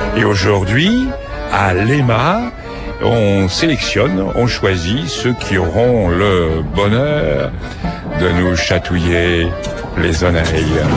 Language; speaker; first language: French; native; French